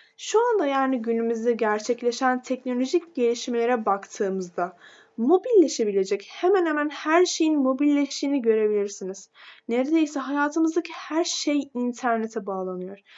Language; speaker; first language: Turkish; native; Turkish